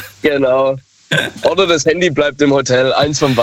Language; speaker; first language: German; native; German